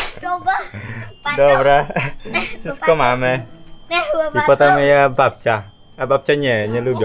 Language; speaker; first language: Polish; non-native, learner; Indonesian